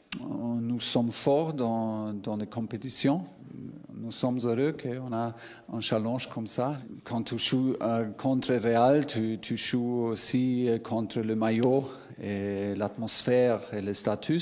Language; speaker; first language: French; non-native, learner; German